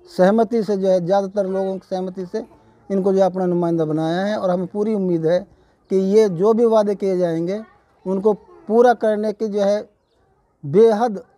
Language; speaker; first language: Hindi; native; Hindi